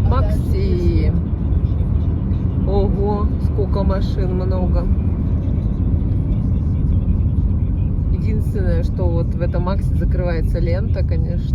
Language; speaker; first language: Russian; native; Russian